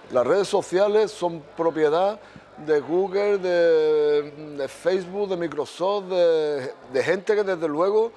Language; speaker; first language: Spanish; native; Spanish